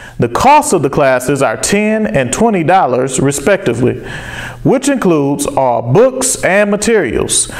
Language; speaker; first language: English; native; English